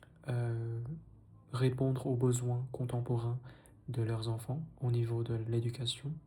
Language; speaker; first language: French; non-native, fluent; Vietnamese